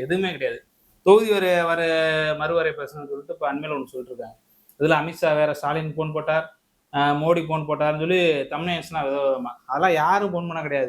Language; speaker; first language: Tamil; native; Tamil